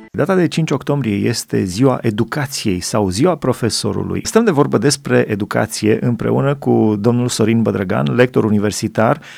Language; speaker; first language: Romanian; native; Romanian